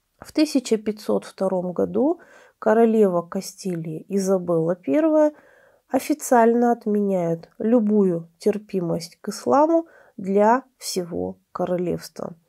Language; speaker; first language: Russian; native; Russian